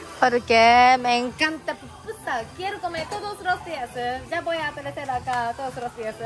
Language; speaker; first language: Spanish; non-native, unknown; Japanese